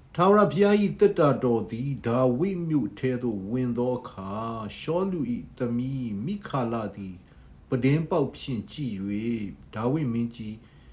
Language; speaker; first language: Burmese; non-native, local second language; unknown